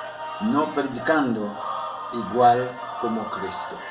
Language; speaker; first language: Spanish; non-native, learner; Haitian Creole